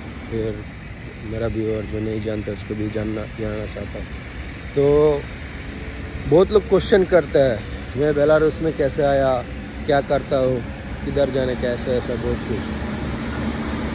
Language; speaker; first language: Hindi; non-native, learner; Bangla